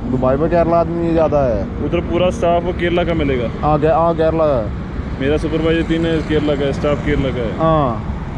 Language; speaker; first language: Hindi; non-native, local second language; Punjabi